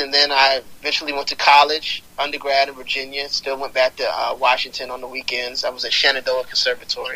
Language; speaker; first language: English; native; English